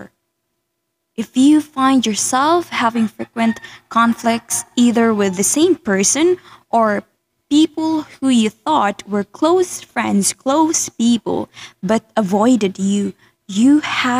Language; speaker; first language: English; non-native, local second language; Cebuano